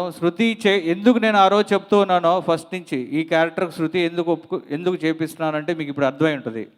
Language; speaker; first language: Telugu; native; Telugu